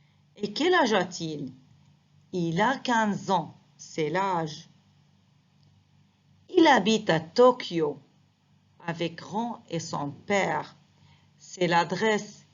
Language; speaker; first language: French; non-native, fluent; Arabic